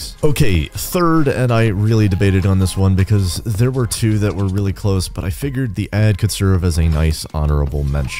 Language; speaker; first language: English; native; English